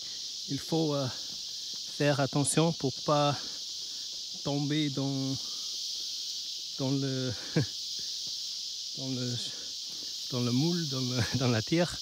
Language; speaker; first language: French; non-native, learner; Chinese